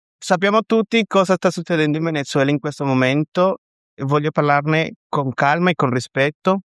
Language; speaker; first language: Italian; non-native, fluent; Spanish